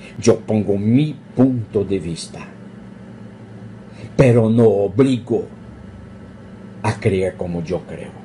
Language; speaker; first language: Spanish; non-native, fluent; Portuguese